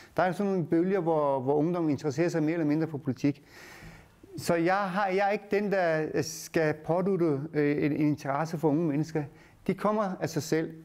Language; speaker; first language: Danish; early bilingual, other home language; Turkish